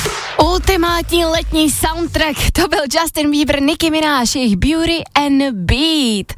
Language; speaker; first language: Czech; native; Czech